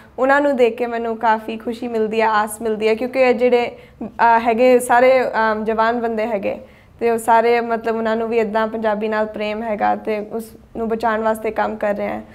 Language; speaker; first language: Punjabi; early bilingual, heritage; Punjabi